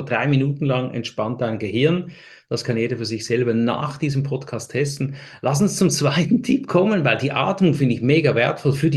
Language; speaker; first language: German; native; German